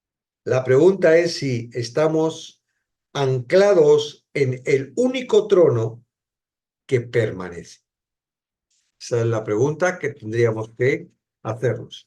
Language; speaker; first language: Spanish; native; Spanish